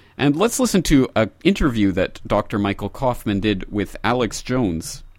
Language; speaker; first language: English; native; English